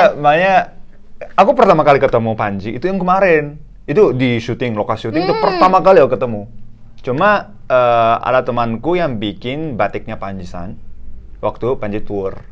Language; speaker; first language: Indonesian; non-native, fluent; Japanese